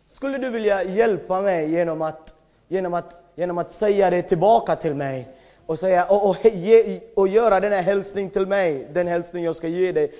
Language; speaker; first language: Swedish; non-native, fluent; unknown